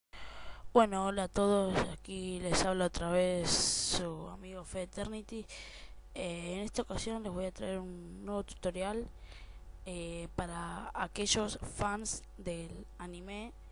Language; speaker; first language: Spanish; native; Spanish